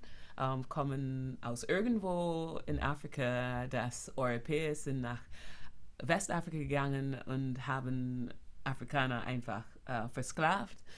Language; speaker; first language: German; non-native, fluent; English